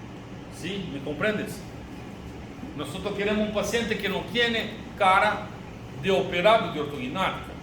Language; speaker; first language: Spanish; non-native, learner; Portuguese